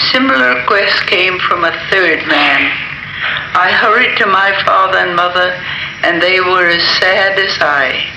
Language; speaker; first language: English; native; English